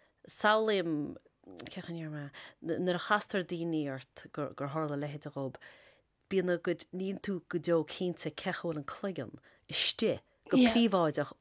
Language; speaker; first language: Irish; native; Irish